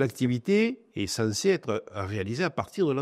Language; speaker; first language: French; native; French